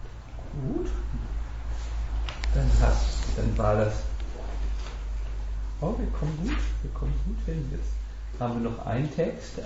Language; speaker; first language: German; native; German